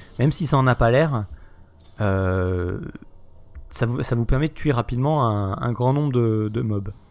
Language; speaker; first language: French; native; French